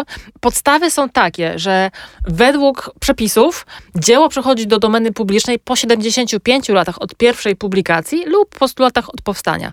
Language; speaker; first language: Polish; native; Polish